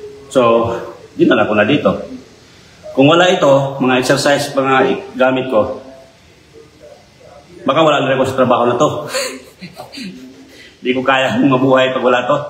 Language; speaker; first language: Filipino; native; Filipino